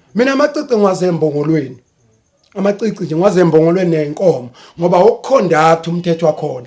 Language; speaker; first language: Zulu; native; Zulu